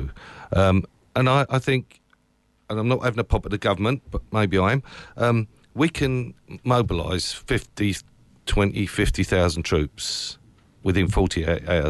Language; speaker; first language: English; native; English